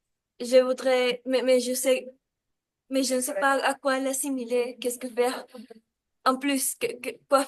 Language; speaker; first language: French; non-native, learner; Spanish